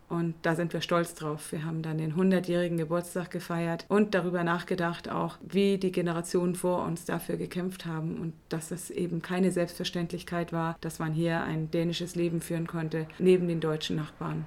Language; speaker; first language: German; non-native, fluent; Danish